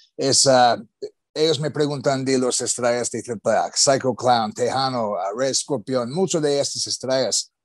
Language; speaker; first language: Spanish; non-native, learner; English